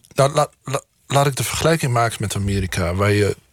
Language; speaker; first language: Dutch; native; Dutch